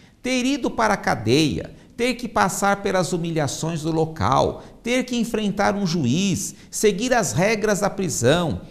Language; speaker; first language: Portuguese; native; Portuguese